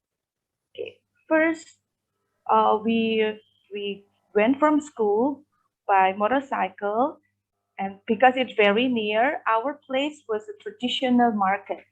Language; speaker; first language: English; non-native, fluent; Indonesian